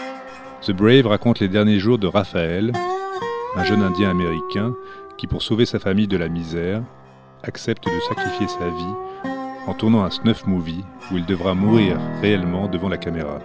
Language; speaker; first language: French; native; French